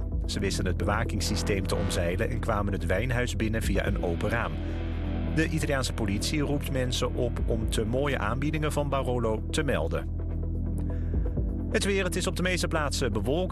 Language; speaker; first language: Dutch; native; Dutch